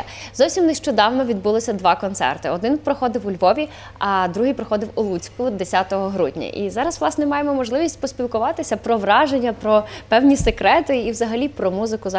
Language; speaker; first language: Ukrainian; native; Ukrainian